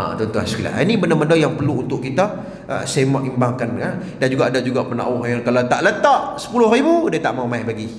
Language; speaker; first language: Malay; native; Malay